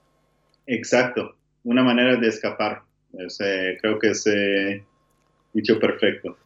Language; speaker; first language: Spanish; non-native, learner; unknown